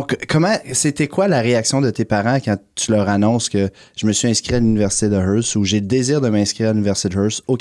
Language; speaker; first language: French; native; French